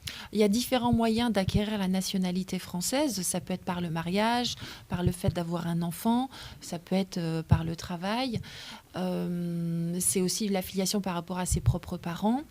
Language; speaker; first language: French; native; French